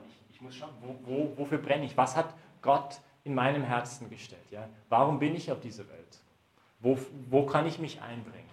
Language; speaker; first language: German; early bilingual, heritage; German